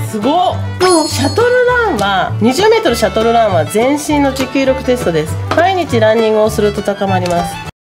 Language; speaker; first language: Japanese; native; Japanese